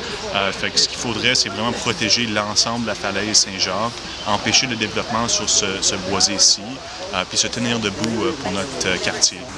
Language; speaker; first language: French; native; French